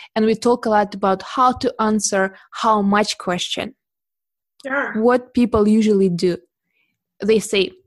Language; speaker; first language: English; non-native, fluent; Russian